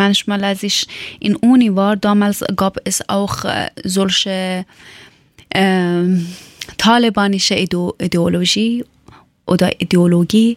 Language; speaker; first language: German; non-native, learner; Persian